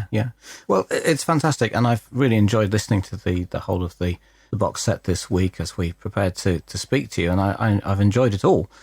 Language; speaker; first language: English; native; English